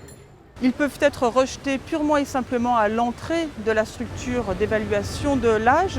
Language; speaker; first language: French; native; French